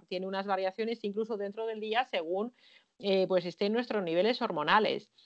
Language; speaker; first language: Spanish; non-native, fluent; Finnish